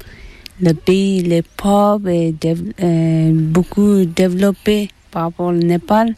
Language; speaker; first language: French; non-native, learner; Tibetan